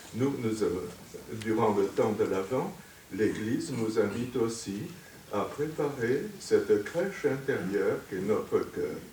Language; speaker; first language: French; native; French